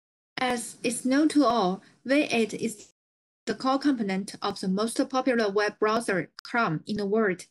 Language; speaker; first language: English; non-native, fluent; Chinese